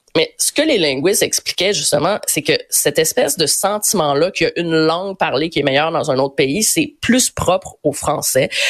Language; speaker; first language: French; native; French